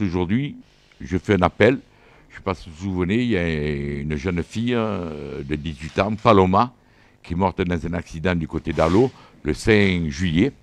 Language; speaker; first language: French; native; French